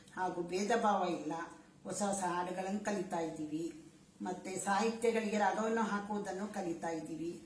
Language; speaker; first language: Kannada; native; Kannada